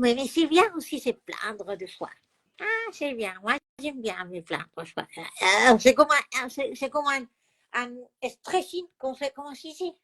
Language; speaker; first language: French; non-native, fluent; Spanish